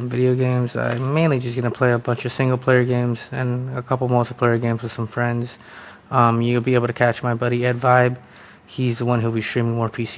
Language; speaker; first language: English; early bilingual, other home language; Spanish